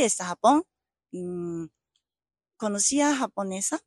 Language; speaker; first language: Spanish; non-native, learner; Japanese